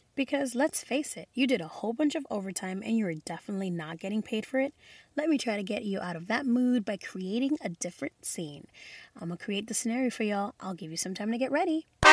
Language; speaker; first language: English; early bilingual, other home language; Spanish